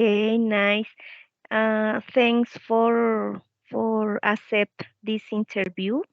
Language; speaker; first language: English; non-native, learner; Spanish